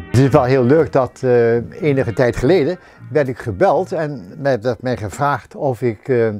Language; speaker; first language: Dutch; native; Dutch